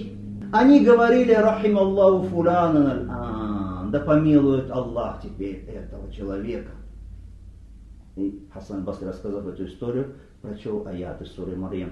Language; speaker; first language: Russian; native; Russian